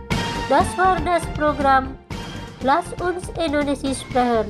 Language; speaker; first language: German; non-native, fluent; Indonesian